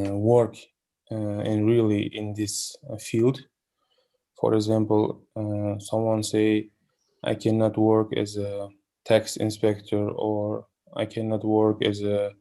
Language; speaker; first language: English; non-native, learner; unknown